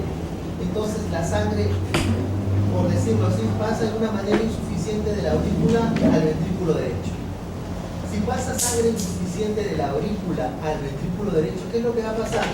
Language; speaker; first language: Spanish; native; Spanish